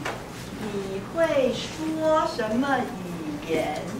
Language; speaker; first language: Chinese; non-native, learner; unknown